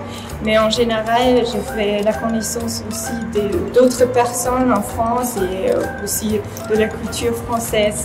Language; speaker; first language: French; non-native, fluent; German